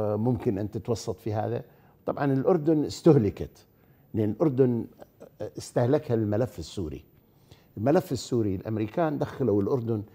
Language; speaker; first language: Arabic; native; Arabic